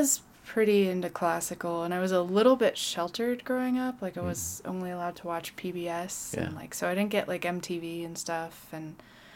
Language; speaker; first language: English; native; English